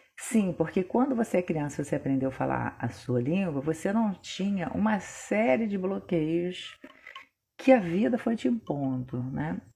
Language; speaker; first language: Portuguese; native; Portuguese